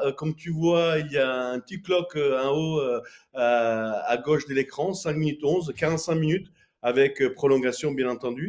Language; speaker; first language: French; native; French